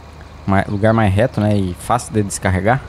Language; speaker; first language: Portuguese; native; Portuguese